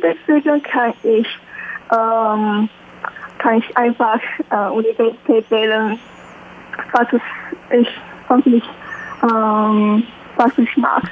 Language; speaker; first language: German; non-native, learner; Chinese